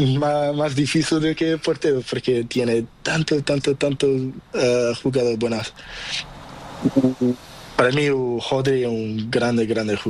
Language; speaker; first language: Spanish; non-native, learner; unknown